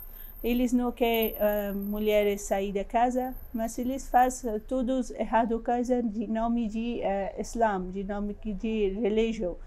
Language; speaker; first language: Portuguese; non-native, learner; Persian